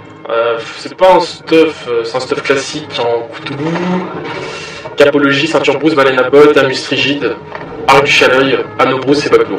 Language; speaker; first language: French; native; French